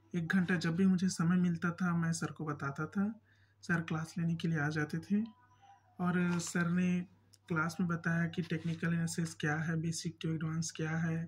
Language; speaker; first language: Hindi; native; Hindi